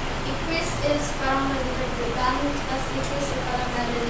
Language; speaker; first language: Filipino; native; Filipino